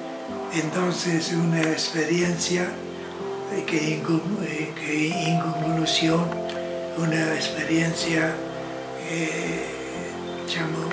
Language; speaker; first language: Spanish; non-native, fluent; Italian